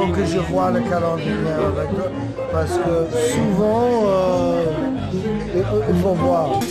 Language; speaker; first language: French; non-native, fluent; English